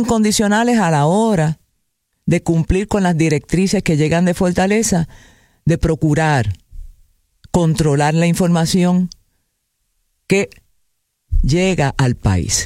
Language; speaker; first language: Spanish; native; Spanish